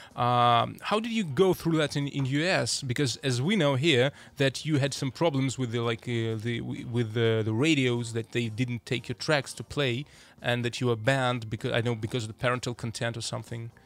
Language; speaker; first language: English; non-native, fluent; Russian